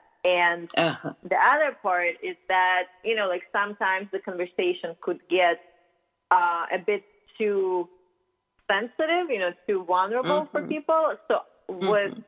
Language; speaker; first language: English; non-native, fluent; Russian